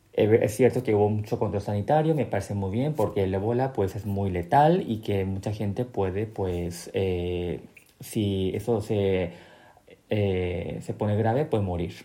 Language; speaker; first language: Spanish; early bilingual, other home language; Korean